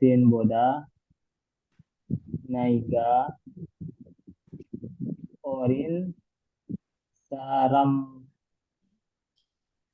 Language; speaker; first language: Korean; non-native, learner; Indonesian